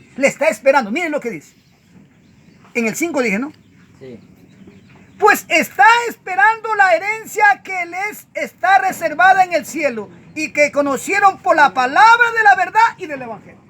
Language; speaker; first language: Spanish; native; Spanish